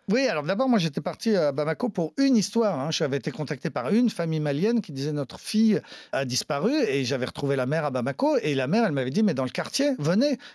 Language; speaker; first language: French; native; French